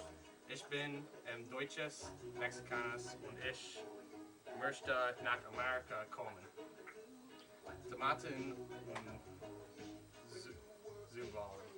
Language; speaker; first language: German; non-native, learner; English